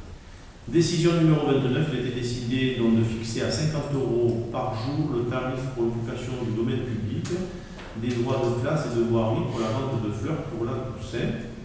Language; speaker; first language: French; native; French